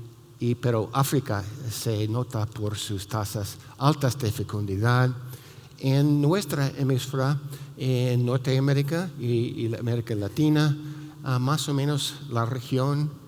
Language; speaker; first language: Spanish; non-native, fluent; English